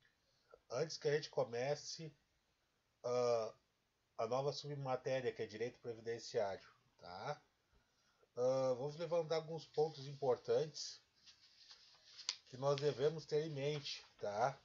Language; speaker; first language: Portuguese; native; Portuguese